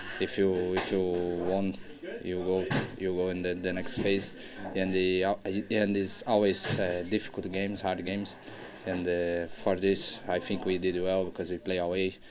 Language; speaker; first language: English; non-native, learner; Portuguese